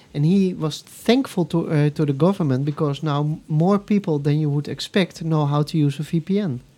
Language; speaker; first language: English; non-native, fluent; Dutch